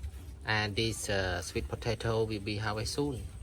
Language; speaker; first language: English; non-native, learner; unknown